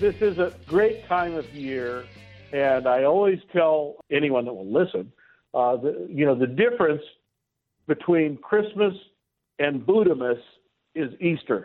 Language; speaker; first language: English; native; English